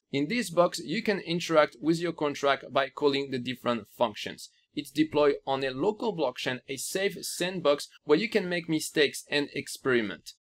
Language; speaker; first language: English; non-native, fluent; French